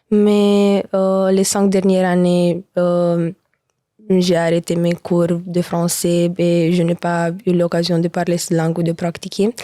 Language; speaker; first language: French; non-native, learner; Romanian